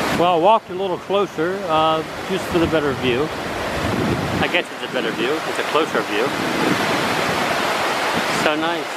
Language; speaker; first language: English; native; English